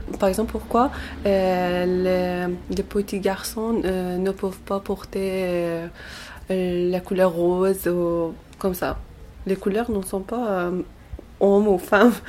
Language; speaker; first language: French; non-native, learner; Persian